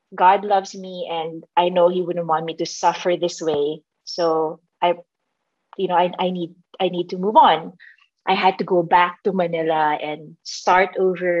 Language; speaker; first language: English; non-native, local second language; Filipino